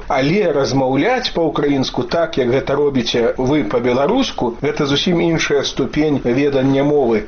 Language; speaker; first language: Belarusian; native; Belarusian